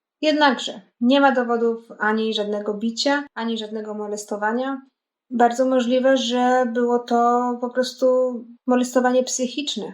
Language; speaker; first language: Polish; native; Polish